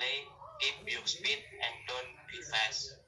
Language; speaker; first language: English; non-native, learner; Indonesian